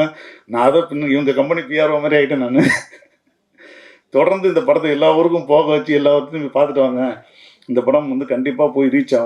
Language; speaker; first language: Tamil; native; Tamil